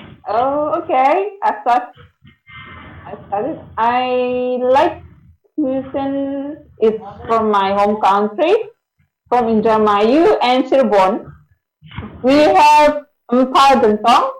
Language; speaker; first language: English; non-native, learner; Indonesian